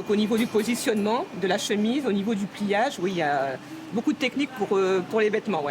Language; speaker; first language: French; native; French